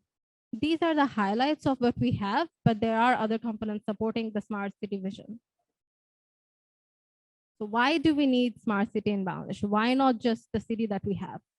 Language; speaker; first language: English; non-native, local second language; Bangla